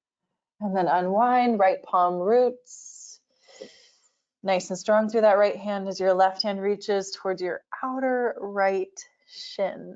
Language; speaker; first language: English; native; English